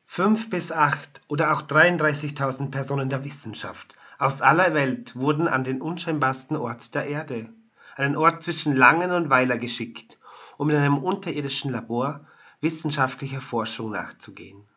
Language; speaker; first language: German; native; German